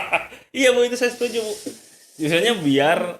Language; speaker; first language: Indonesian; native; Indonesian